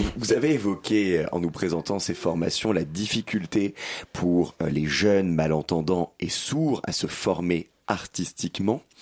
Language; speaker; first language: French; native; French